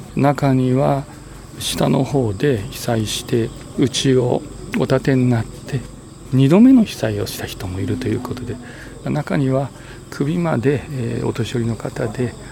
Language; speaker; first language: Japanese; native; Japanese